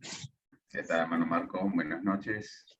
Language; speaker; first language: Spanish; native; Spanish